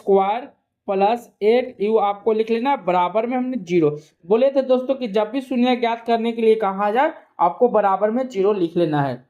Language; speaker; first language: Hindi; native; Hindi